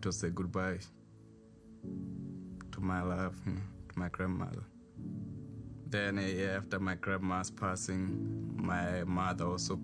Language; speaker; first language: English; non-native, local second language; Southern Sotho